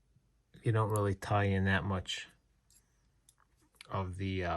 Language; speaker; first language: English; native; English